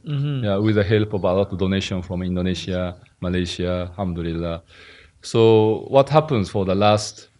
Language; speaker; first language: English; non-native, learner; Japanese